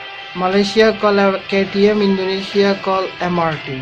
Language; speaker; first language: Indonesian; non-native, learner; Bangla